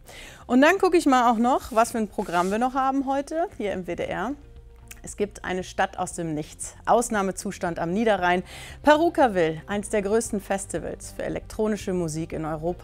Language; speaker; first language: German; native; German